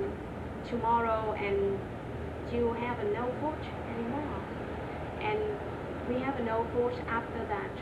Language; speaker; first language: English; non-native, learner; Vietnamese